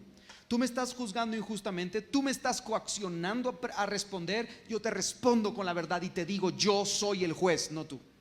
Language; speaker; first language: Spanish; native; Spanish